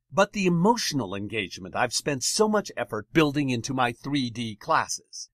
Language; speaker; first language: English; native; English